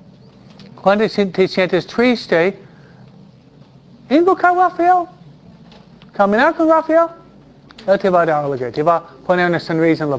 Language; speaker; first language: Spanish; non-native, fluent; English